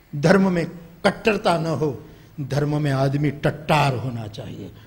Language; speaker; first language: Hindi; non-native, local second language; Gujarati